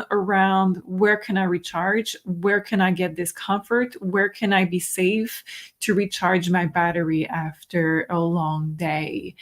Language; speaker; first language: English; non-native, fluent; French